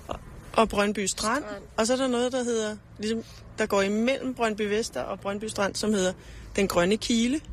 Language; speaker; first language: Danish; native; Danish